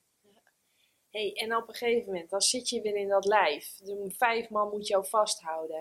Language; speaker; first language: Dutch; native; Dutch